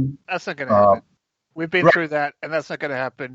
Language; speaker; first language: English; native; English